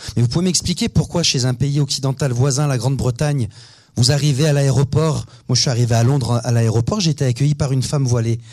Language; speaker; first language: French; native; French